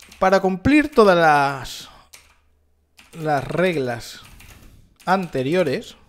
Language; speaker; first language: Spanish; native; Spanish